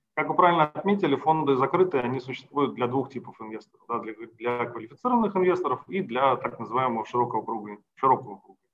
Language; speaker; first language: Russian; native; Russian